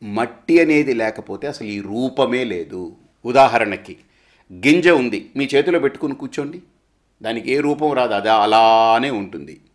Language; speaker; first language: Telugu; native; Telugu